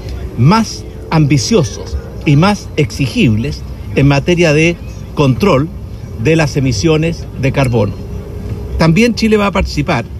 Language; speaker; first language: Spanish; native; Spanish